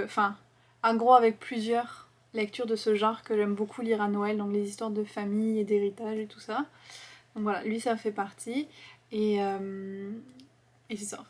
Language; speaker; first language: French; native; French